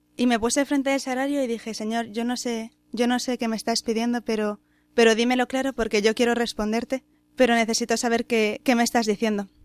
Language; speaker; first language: Spanish; native; Spanish